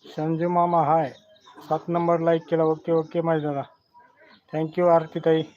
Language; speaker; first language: Hindi; non-native, local second language; Marathi